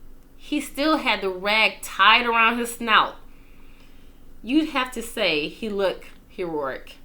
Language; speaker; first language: English; native; English